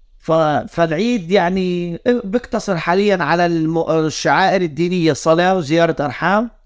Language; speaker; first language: Arabic; native; Arabic